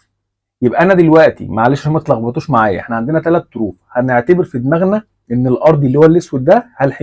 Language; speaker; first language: Arabic; native; Arabic